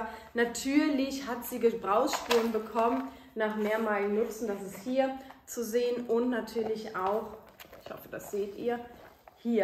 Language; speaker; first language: German; native; German